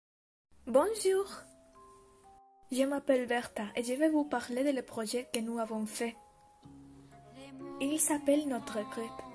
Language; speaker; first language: French; non-native, learner; Spanish